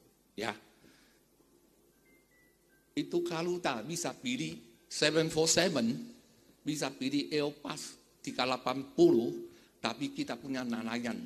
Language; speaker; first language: Indonesian; non-native, fluent; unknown